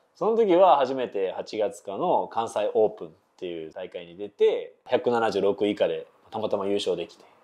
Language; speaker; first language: Japanese; native; Japanese